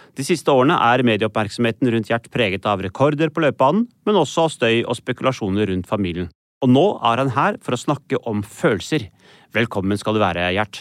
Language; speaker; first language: Norwegian; early bilingual, other home language; Urdu